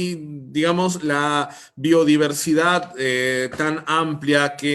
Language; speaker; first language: Spanish; native; Spanish